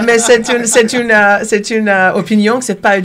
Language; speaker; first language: French; non-native, learner; Portuguese